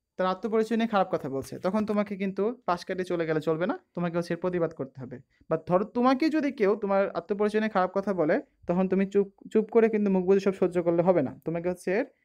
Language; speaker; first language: Bangla; native; Bangla